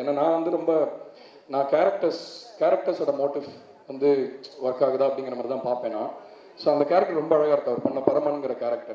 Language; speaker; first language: Tamil; native; Tamil